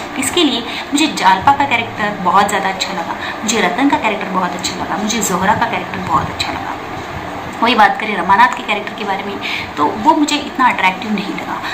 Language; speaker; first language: Hindi; non-native, local second language; Marathi